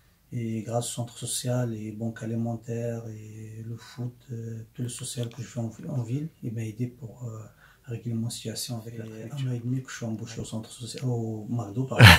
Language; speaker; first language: French; non-native, learner; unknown